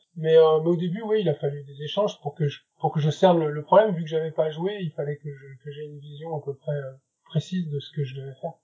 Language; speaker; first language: French; native; French